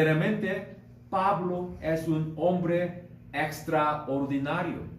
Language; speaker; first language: Spanish; non-native, learner; Korean